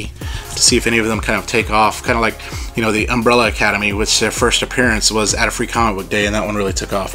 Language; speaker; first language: English; native; English